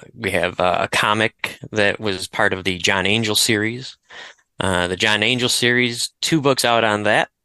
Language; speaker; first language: English; native; English